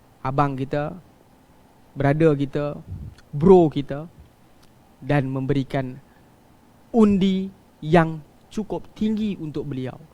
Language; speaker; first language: Malay; non-native, local second language; Tamil